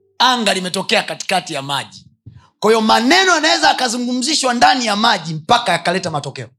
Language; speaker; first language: Swahili; native; Swahili